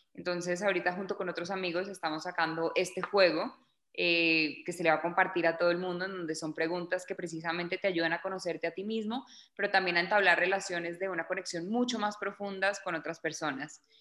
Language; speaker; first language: Spanish; native; Spanish